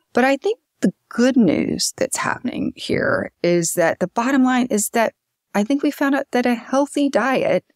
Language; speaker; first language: English; native; English